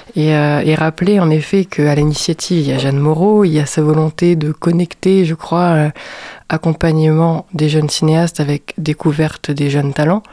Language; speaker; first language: French; native; French